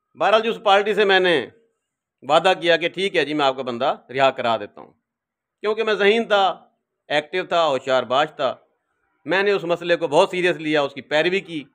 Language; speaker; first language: Urdu; non-native, local second language; Saraiki